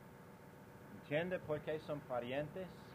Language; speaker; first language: Spanish; non-native, learner; English